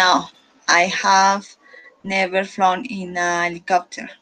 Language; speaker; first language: English; non-native, learner; Spanish